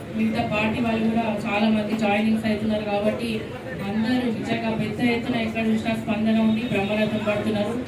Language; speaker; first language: Telugu; native; Telugu